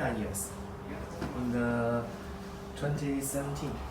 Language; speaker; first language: English; non-native, local second language; Chinese